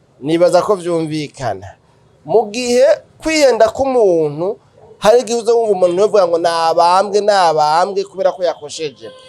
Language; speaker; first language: Rundi; native; Rundi